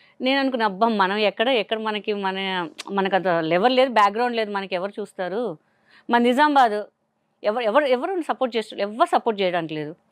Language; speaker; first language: Telugu; non-native, local second language; Hindi